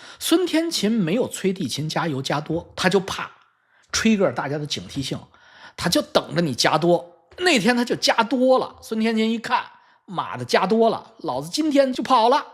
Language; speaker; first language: Chinese; native; Chinese